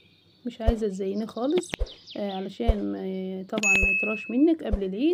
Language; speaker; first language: Arabic; native; Arabic